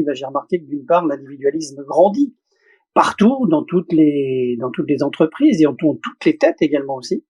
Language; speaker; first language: French; native; French